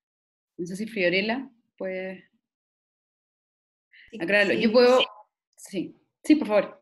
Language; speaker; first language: Spanish; native; Spanish